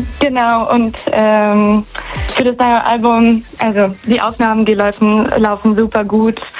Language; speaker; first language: German; non-native, fluent; Portuguese